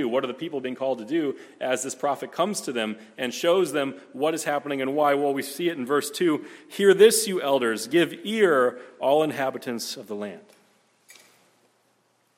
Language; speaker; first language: English; native; English